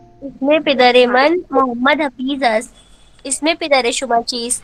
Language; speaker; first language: Persian; non-native, learner; Urdu